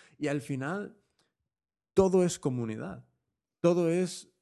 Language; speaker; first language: Spanish; native; Spanish